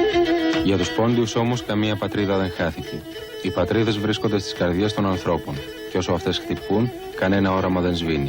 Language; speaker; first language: Greek; native; Greek